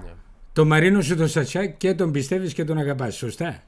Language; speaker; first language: Greek; native; Greek